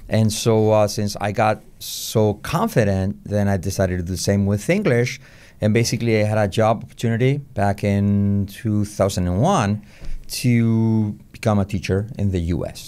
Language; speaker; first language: English; non-native, fluent; Spanish